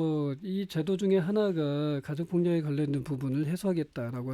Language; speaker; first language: Korean; native; Korean